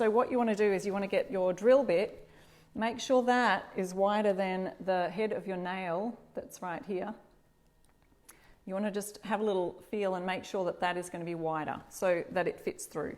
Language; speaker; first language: English; native; English